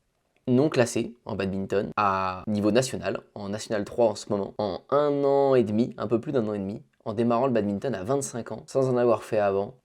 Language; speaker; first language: French; native; French